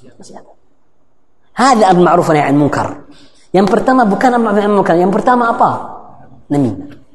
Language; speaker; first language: Malay; non-native, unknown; Arabic